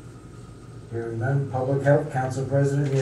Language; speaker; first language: English; native; English